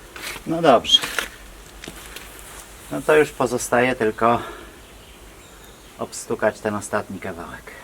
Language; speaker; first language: Polish; native; Polish